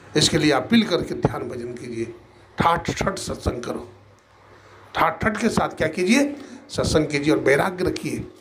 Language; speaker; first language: Hindi; native; Hindi